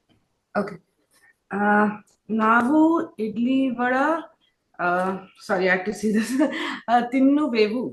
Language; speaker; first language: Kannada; non-native, learner; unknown